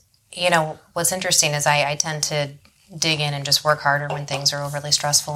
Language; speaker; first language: English; native; English